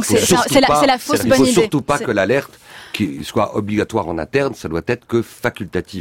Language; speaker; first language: French; native; French